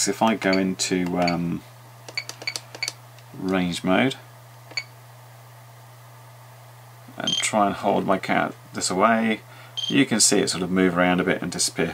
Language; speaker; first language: English; native; English